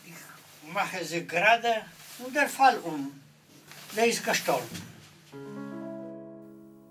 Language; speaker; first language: German; non-native, learner; Polish